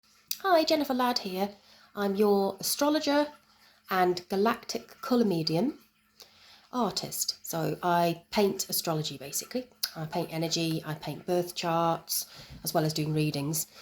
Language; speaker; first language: English; native; English